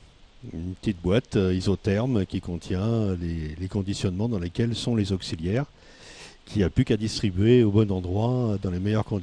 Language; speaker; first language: French; native; French